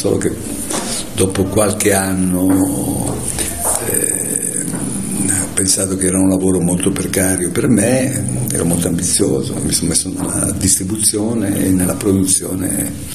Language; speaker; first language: Italian; native; Italian